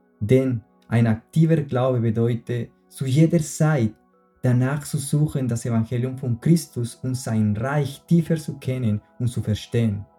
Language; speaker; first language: German; non-native, fluent; Spanish